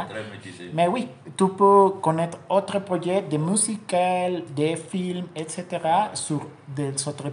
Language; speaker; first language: French; non-native, learner; Spanish